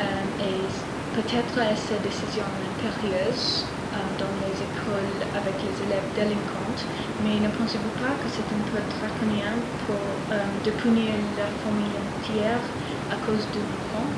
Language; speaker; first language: French; non-native, learner; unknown